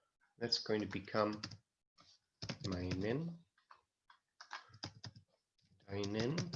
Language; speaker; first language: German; non-native, fluent; English